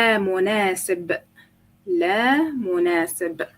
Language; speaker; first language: Arabic; non-native, fluent; English